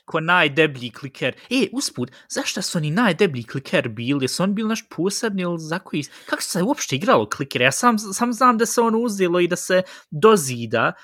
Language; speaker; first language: Bosnian; early bilingual, heritage; Bosnian